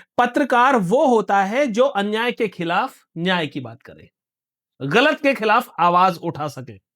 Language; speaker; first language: Hindi; native; Hindi